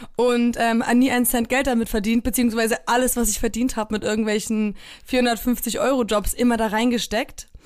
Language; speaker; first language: German; early bilingual, other home language; Polish